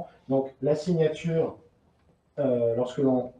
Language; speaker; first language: French; native; French